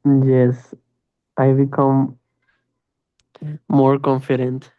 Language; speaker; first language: English; non-native, learner; Spanish